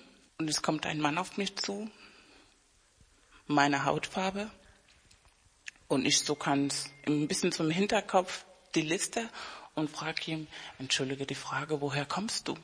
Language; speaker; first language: German; non-native, fluent; Spanish